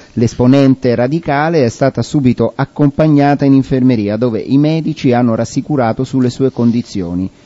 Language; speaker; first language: Italian; native; Italian